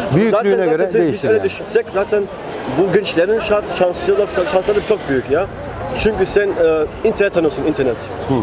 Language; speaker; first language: Turkish; early bilingual, heritage; Turkish